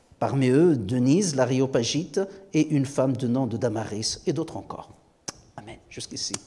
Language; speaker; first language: French; non-native, local second language; Kabyle